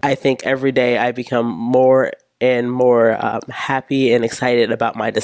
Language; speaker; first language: English; native; English